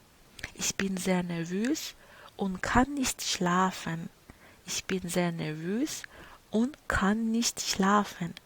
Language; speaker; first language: German; non-native, fluent; Persian